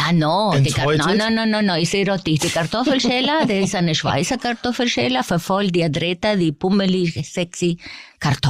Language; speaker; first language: German; non-native, fluent; Spanish